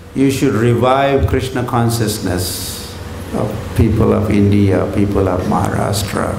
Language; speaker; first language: English; non-native, local second language; Marathi